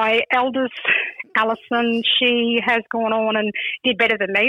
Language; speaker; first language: English; native; English